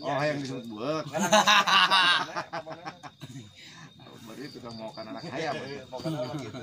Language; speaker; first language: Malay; non-native, local second language; Sundanese